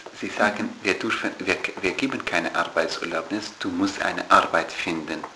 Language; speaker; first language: German; non-native, learner; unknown